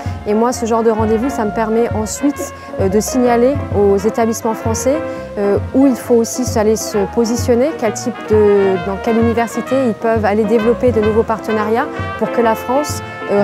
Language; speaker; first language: French; native; French